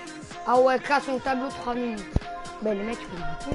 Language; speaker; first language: French; native; French